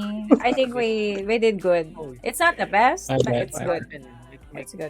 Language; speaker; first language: English; non-native, local second language; Filipino